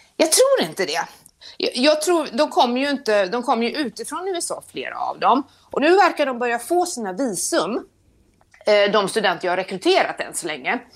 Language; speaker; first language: Swedish; native; Swedish